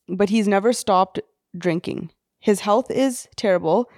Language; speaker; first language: Punjabi; early bilingual, heritage; Punjabi